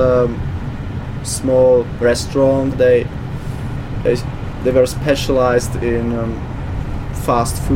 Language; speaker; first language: English; non-native, fluent; Czech